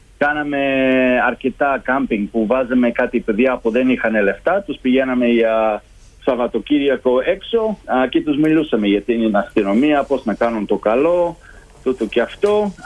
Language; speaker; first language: Greek; early bilingual, heritage; Greek